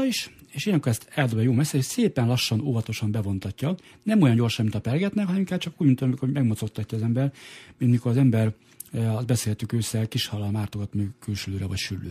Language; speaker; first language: Hungarian; native; Hungarian